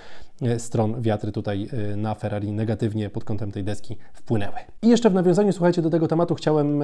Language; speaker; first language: Polish; native; Polish